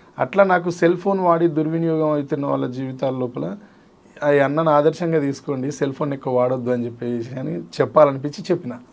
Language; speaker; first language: Telugu; native; Telugu